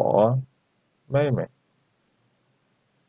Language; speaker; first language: Chinese; non-native, fluent; Turkish